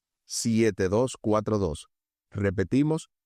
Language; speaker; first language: Spanish; native; Spanish